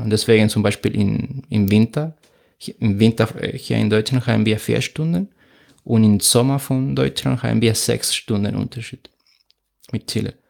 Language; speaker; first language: German; non-native, fluent; Spanish